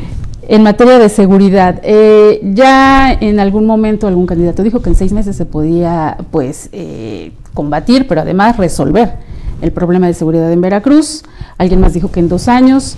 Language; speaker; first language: Spanish; native; Spanish